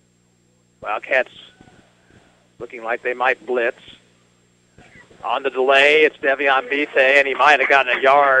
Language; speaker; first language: English; native; English